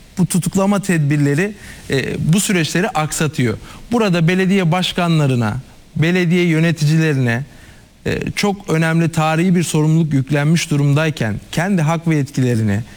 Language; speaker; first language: Turkish; native; Turkish